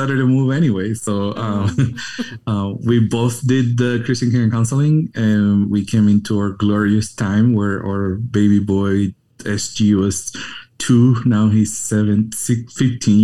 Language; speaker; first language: English; non-native, fluent; Spanish